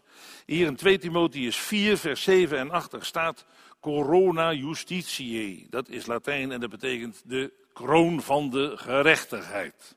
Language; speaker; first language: Dutch; native; Dutch